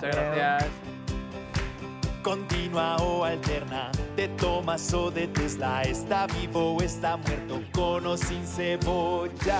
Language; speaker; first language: Spanish; native; Spanish